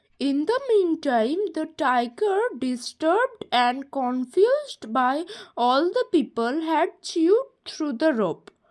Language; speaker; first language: English; non-native, local second language; Bangla